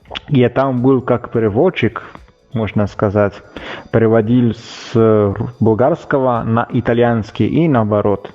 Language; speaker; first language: Russian; non-native, fluent; Italian